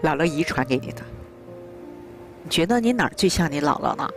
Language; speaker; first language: Chinese; native; Chinese